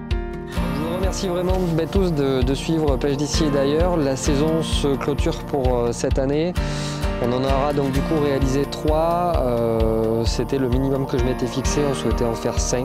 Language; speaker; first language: French; native; French